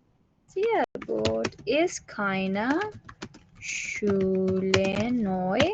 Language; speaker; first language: German; non-native, learner; Urdu